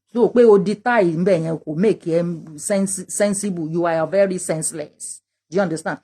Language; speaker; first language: English; non-native, local second language; Yoruba